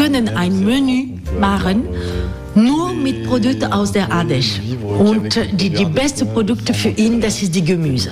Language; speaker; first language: German; non-native, learner; French